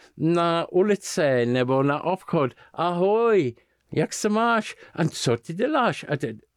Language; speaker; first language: Czech; non-native, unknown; English